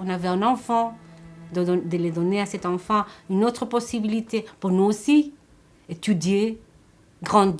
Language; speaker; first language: French; non-native, fluent; Spanish